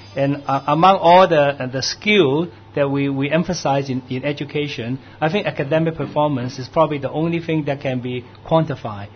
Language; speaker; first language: English; non-native, local second language; Cantonese